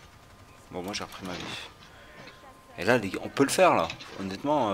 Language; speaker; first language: French; native; French